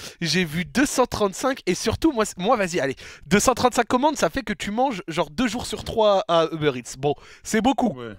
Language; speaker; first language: French; native; French